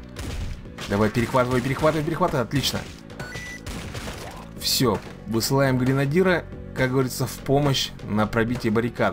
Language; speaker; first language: Russian; native; Russian